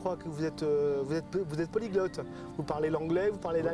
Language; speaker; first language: French; native; French